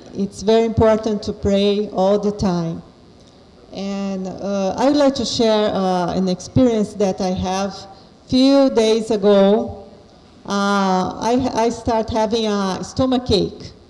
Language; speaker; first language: English; non-native, fluent; Portuguese